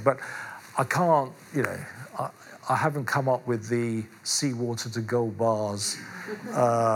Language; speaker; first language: English; native; English